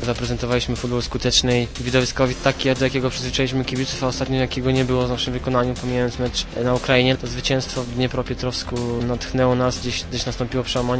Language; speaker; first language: Polish; native; Polish